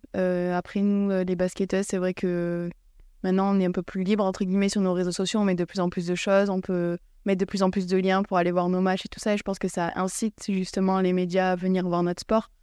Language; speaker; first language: French; native; French